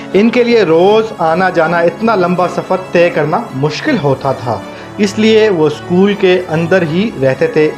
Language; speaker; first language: Urdu; native; Urdu